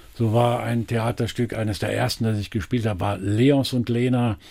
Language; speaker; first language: German; native; German